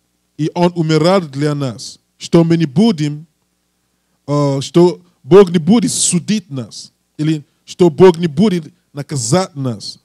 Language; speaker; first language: Russian; non-native, learner; English